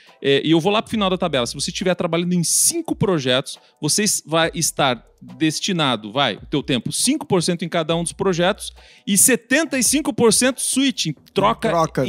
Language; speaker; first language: Portuguese; native; Portuguese